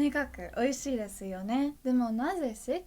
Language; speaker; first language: Japanese; non-native, learner; English